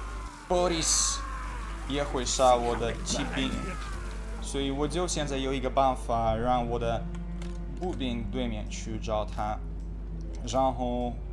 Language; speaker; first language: Chinese; non-native, learner; Russian